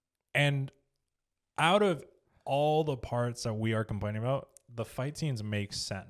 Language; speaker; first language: English; native; English